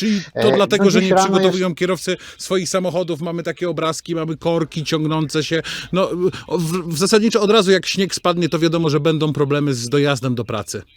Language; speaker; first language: Polish; native; Polish